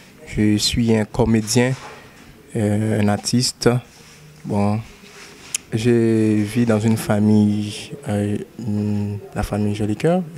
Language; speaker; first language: French; non-native, local second language; Haitian Creole